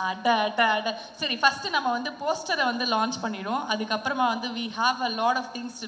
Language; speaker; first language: Tamil; native; Tamil